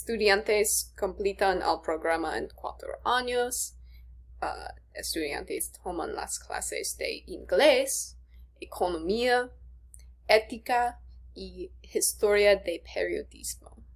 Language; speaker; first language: Spanish; non-native, learner; English